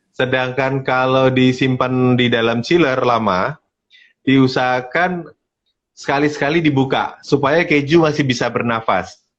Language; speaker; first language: Indonesian; native; Indonesian